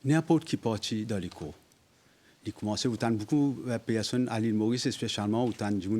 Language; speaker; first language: French; non-native, local second language; Morisyen